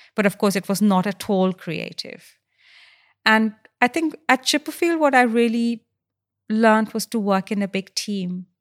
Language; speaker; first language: English; non-native, local second language; Hindi